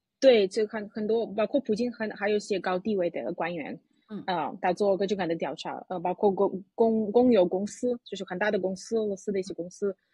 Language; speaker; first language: Chinese; non-native, fluent; Russian